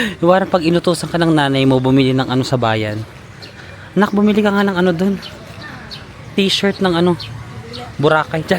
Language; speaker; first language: Filipino; non-native, local second language; Waray